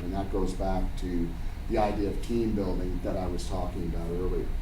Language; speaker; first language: English; native; English